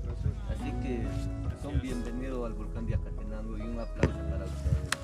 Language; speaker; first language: Spanish; native; Spanish